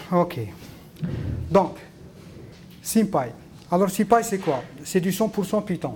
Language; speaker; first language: French; non-native, local second language; Arabic